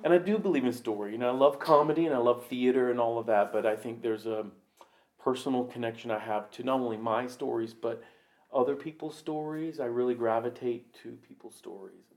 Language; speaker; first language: English; native; English